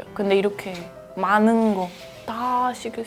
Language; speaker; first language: Korean; non-native, fluent; Spanish